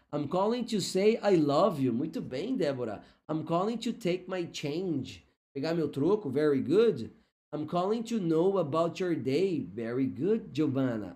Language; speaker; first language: English; non-native, fluent; Portuguese